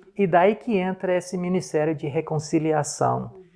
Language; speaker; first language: Portuguese; non-native, fluent; English